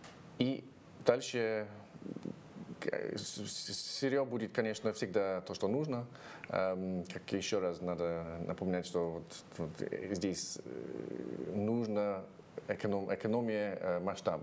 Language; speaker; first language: Russian; non-native, fluent; English